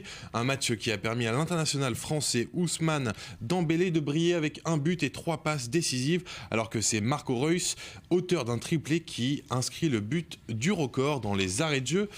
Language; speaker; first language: French; native; French